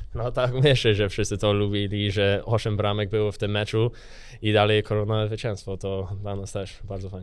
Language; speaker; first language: Polish; early bilingual, heritage; English